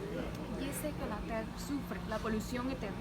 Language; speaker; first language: French; non-native, learner; Spanish